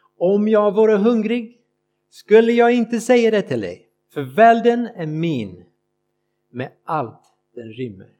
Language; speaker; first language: Swedish; non-native, fluent; English